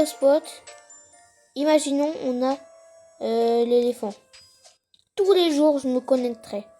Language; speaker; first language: French; native; French